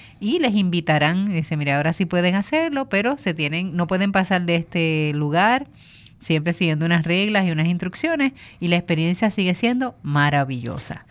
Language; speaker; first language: Spanish; native; Spanish